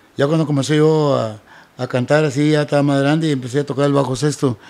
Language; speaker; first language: Spanish; native; Spanish